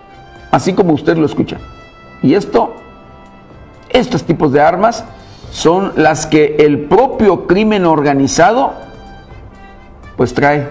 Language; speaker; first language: Spanish; native; Spanish